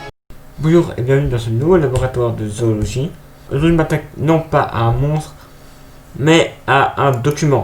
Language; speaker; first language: French; native; French